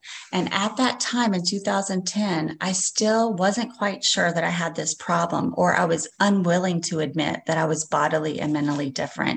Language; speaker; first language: English; native; English